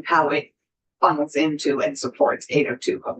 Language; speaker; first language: English; native; English